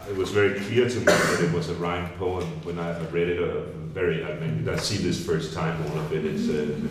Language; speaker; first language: English; non-native, fluent; Danish